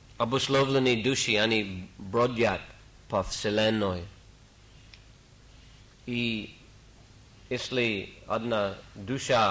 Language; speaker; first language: Russian; non-native, fluent; English